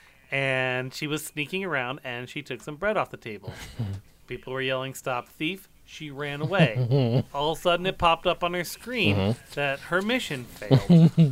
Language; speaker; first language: English; native; English